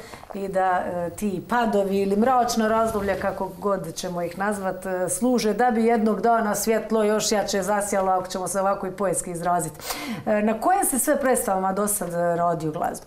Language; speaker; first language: Croatian; native; Croatian